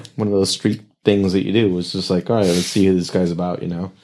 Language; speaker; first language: English; native; English